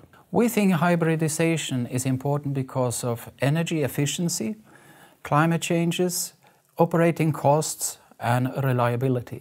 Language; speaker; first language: English; non-native, fluent; Norwegian